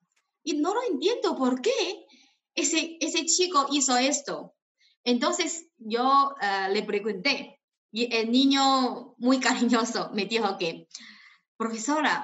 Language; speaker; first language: Spanish; non-native, fluent; Chinese